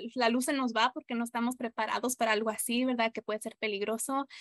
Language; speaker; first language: Spanish; early bilingual, heritage; Spanish